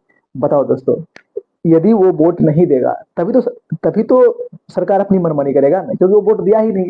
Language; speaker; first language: Hindi; native; Hindi